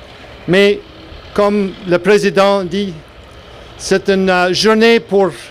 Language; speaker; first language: French; non-native, learner; English